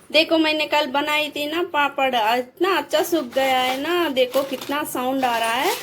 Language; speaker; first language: Hindi; non-native, local second language; Telugu